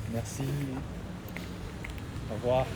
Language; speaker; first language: French; non-native, learner; Japanese